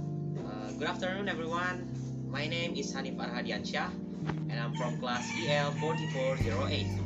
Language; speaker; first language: English; non-native, fluent; Indonesian